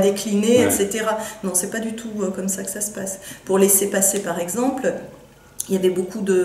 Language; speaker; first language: French; native; French